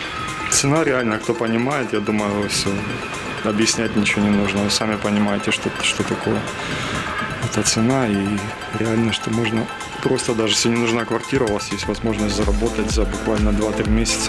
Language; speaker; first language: Russian; native; Russian